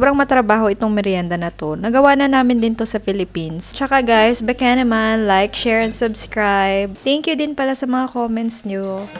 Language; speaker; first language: Filipino; non-native, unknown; Hindi